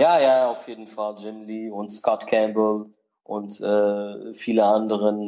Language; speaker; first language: German; non-native, learner; Portuguese